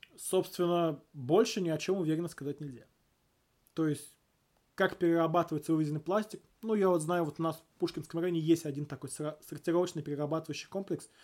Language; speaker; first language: Russian; native; Russian